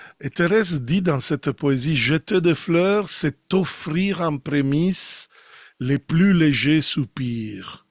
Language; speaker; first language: French; non-native, fluent; Italian